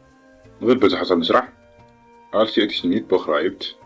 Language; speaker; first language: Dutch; non-native, learner; Tigrinya